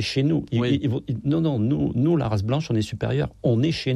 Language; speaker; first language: French; native; French